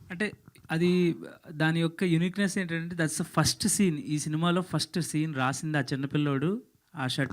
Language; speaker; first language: Telugu; native; Telugu